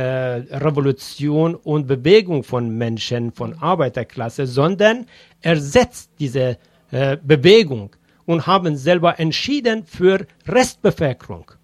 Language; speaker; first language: German; non-native, fluent; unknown